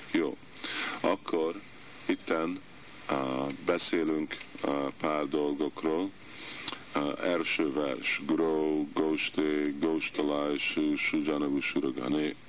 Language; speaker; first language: Hungarian; early bilingual, heritage; Hungarian